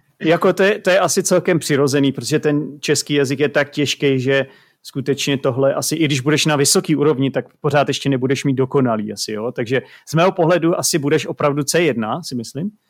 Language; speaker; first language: Czech; native; Czech